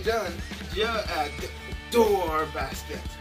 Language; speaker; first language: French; non-native, learner; English